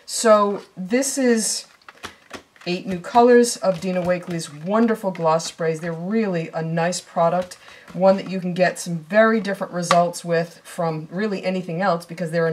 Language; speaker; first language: English; native; English